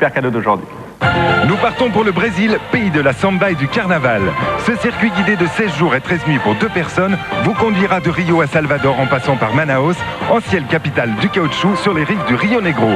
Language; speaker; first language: French; native; French